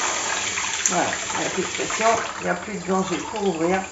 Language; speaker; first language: French; native; French